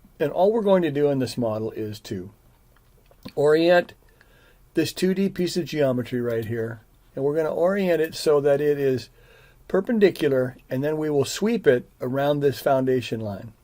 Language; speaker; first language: English; native; English